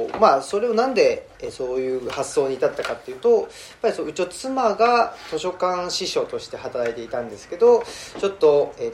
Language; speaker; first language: Japanese; native; Japanese